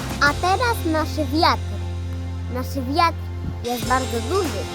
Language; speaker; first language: Polish; early bilingual, heritage; Polish